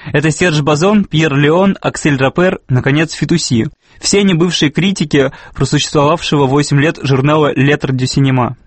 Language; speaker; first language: Russian; native; Russian